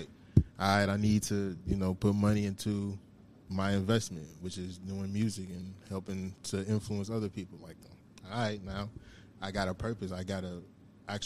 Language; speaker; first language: English; native; English